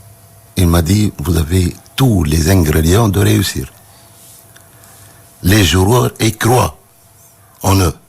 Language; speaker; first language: French; non-native, local second language; Arabic